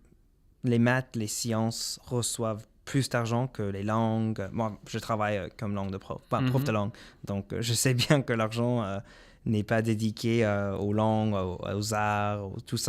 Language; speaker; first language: French; non-native, local second language; English